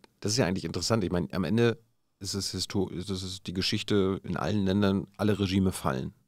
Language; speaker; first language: German; native; German